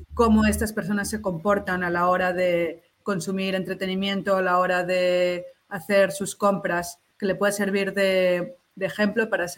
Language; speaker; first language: Spanish; native; Spanish